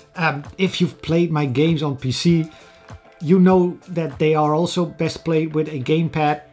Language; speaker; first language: English; non-native, fluent; Dutch